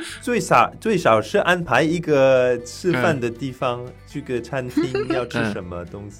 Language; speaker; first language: Chinese; non-native, learner; French